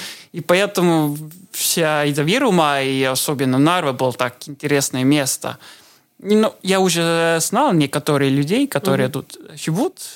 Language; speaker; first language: Russian; non-native, learner; Estonian